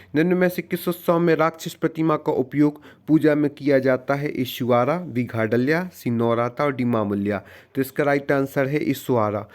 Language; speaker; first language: Hindi; native; Hindi